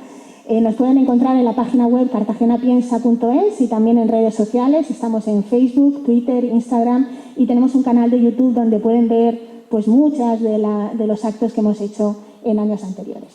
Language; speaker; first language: Spanish; native; Spanish